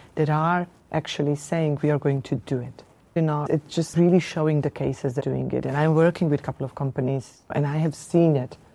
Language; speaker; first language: English; non-native, fluent; Slovenian